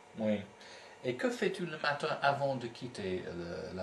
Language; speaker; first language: French; non-native, fluent; English